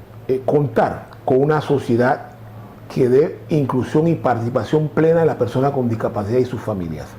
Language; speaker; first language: Spanish; native; Spanish